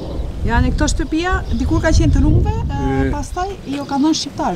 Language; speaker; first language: Albanian; native; Albanian